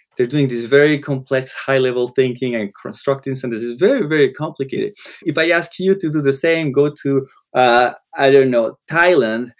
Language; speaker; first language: English; non-native, fluent; Spanish